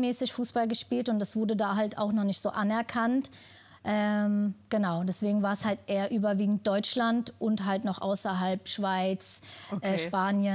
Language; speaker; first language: German; native; German